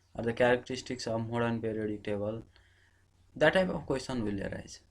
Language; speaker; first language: English; non-native, local second language; Nepali